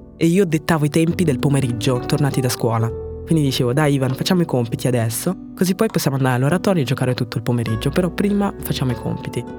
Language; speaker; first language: Italian; early bilingual, other home language; French